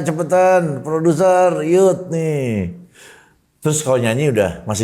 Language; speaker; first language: Indonesian; native; Indonesian